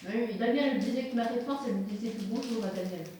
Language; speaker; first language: French; native; French